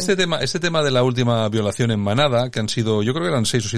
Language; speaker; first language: Spanish; native; Spanish